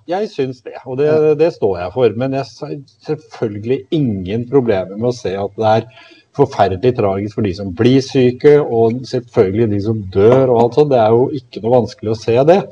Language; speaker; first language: Norwegian; native; Norwegian